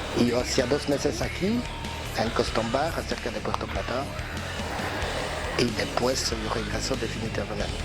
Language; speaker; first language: Spanish; non-native, learner; French